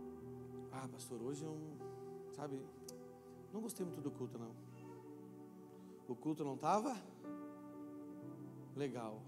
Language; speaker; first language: Portuguese; native; Portuguese